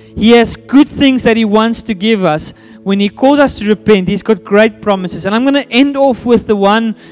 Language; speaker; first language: English; non-native, local second language; Afrikaans